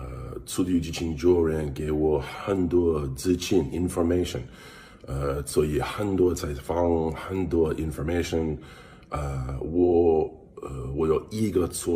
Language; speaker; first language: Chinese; non-native, learner; English